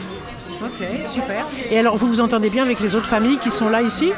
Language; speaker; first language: French; native; French